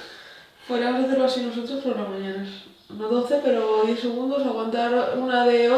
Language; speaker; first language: Spanish; native; Spanish